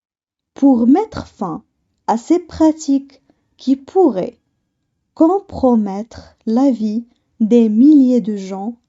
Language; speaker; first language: French; non-native, local second language; Arabic